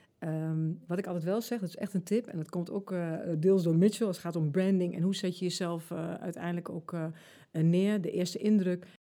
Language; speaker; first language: Dutch; early bilingual, other home language; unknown